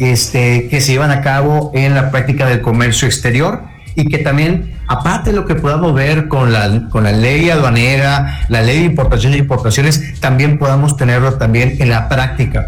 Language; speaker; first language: Spanish; native; Spanish